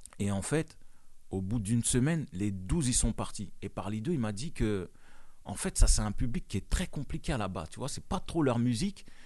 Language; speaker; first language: French; non-native, local second language; Bambara